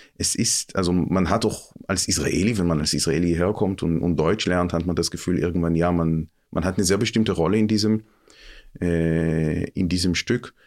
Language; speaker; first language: German; non-native, fluent; Hebrew